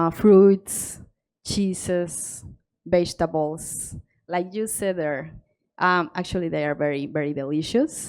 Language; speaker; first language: English; non-native, learner; Spanish